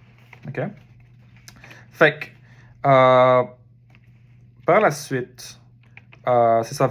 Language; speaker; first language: French; native; French